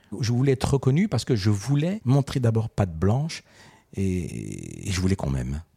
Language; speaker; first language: French; early bilingual, other home language; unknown